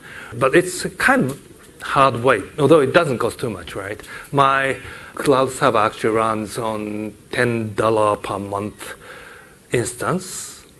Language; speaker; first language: English; non-native, fluent; Japanese